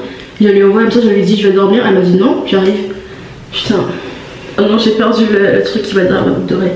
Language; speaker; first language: French; native; French